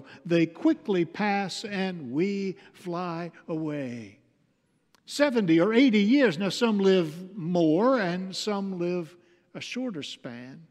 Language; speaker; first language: English; native; English